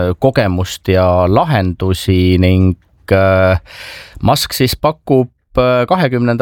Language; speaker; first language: Estonian; native; Estonian